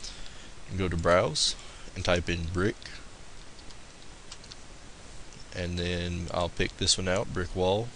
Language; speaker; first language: English; native; English